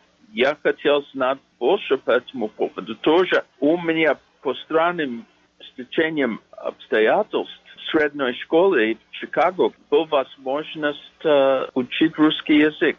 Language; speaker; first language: Russian; non-native, fluent; English